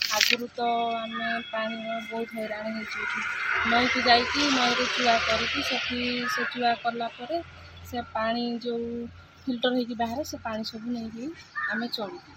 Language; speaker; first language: Odia; non-native, local second language; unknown